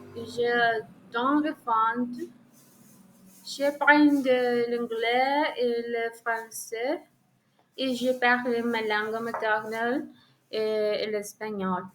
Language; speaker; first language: French; non-native, learner; Spanish